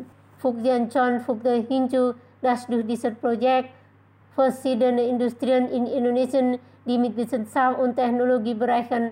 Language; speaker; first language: German; non-native, fluent; Indonesian